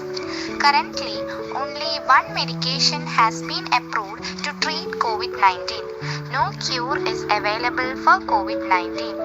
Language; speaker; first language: English; non-native, local second language; Malayalam